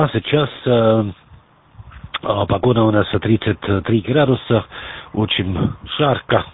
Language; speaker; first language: Russian; non-native, learner; German